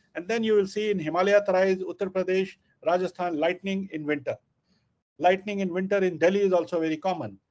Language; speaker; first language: English; non-native, local second language; Hindi